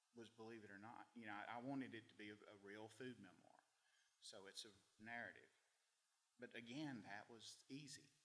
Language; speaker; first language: English; native; English